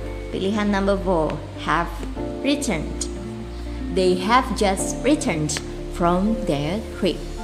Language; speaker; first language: English; non-native, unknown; Indonesian